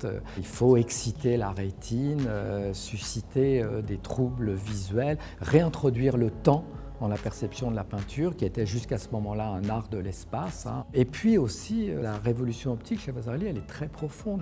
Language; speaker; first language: French; native; French